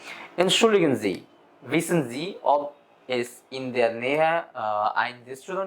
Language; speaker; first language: German; non-native, fluent; Bangla